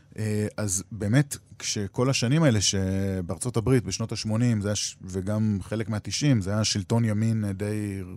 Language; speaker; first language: Hebrew; native; Hebrew